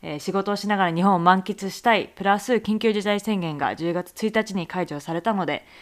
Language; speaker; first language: Japanese; native; Japanese